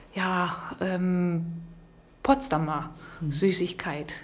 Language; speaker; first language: German; native; German